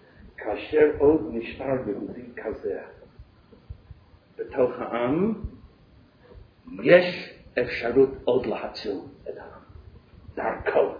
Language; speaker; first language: Hebrew; non-native, fluent; English